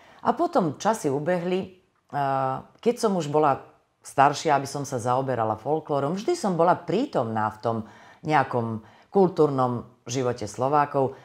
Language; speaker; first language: Slovak; native; Slovak